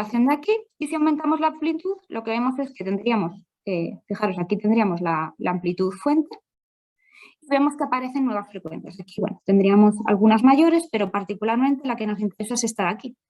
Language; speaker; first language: Spanish; native; Spanish